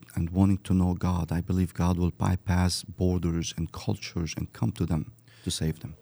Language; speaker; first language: English; early bilingual, other home language; Arabic